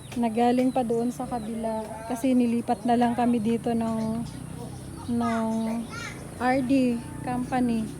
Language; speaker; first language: Filipino; non-native, local second language; Cebuano